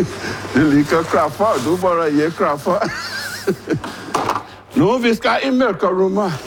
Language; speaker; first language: Norwegian; non-native, learner; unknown